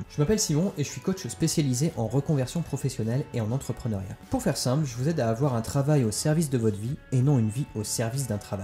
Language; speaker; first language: French; native; French